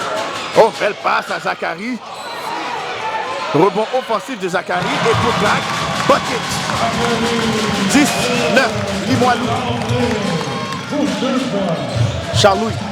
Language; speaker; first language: French; native; French